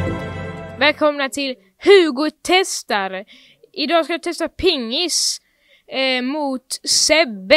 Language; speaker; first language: Swedish; native; Swedish